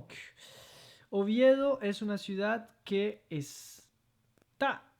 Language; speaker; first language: Spanish; non-native, fluent; French